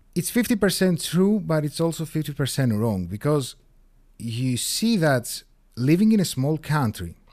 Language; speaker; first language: English; non-native, fluent; Greek